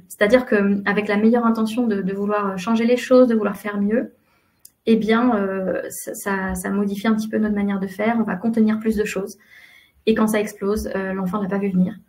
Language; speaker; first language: French; native; French